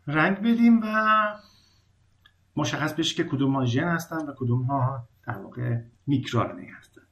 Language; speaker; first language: Persian; native; Persian